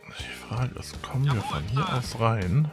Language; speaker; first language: German; native; German